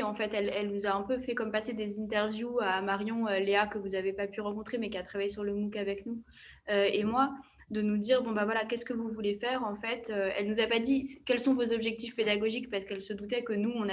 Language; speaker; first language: French; native; French